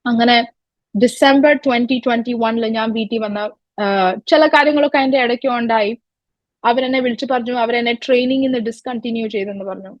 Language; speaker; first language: Malayalam; early bilingual, other home language; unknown